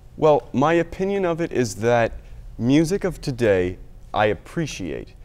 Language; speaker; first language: English; native; English